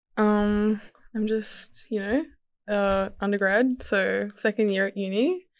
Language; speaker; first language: English; early bilingual, other home language; Serbian